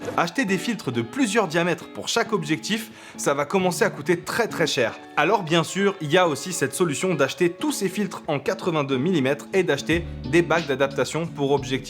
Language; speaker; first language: French; native; French